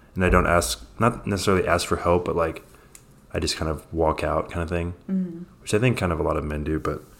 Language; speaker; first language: English; native; English